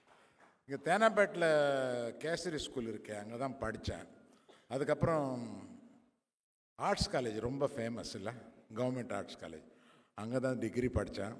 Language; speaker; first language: Tamil; non-native, local second language; Telugu